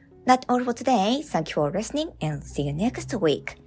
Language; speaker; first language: English; non-native, fluent; Japanese